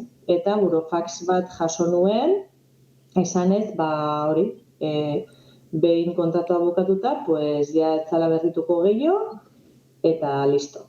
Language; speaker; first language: Basque; non-native, local second language; Spanish